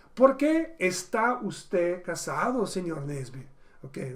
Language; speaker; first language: Spanish; non-native, fluent; English